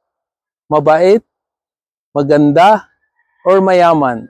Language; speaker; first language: Filipino; non-native, learner; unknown